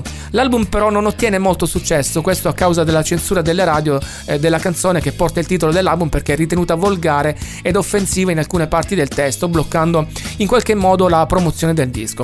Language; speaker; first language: Italian; native; Italian